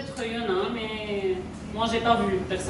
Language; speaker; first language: French; non-native, learner; Arabic